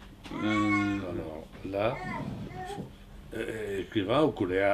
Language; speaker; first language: French; non-native, fluent; Spanish